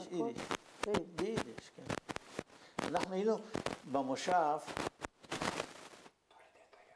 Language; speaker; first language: Hebrew; non-native, fluent; Yiddish